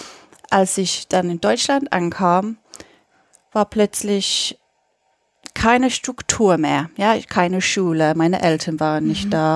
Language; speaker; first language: German; non-native, fluent; English